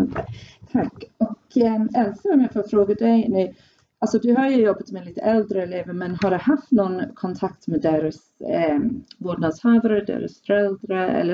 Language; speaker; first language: Swedish; non-native, fluent; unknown